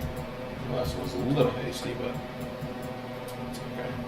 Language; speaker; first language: English; native; English